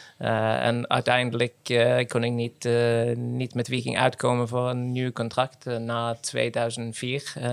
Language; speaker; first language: Dutch; non-native, fluent; Norwegian